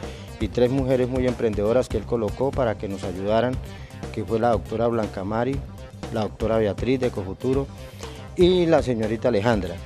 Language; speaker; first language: Spanish; native; Spanish